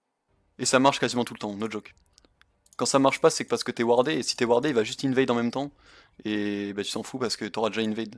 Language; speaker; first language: French; native; French